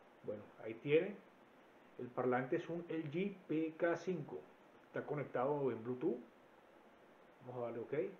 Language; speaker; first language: Spanish; native; Spanish